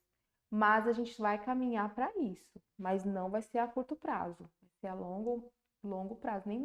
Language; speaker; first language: Portuguese; native; Portuguese